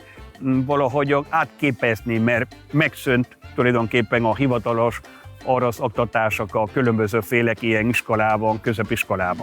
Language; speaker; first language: Hungarian; non-native, fluent; Spanish